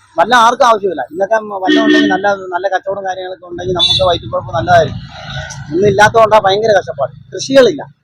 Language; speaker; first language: Malayalam; non-native, local second language; Tamil